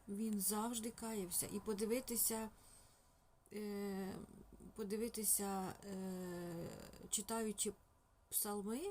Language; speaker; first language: Ukrainian; non-native, local second language; Russian